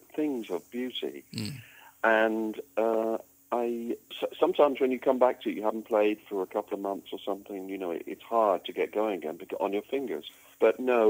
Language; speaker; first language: English; native; English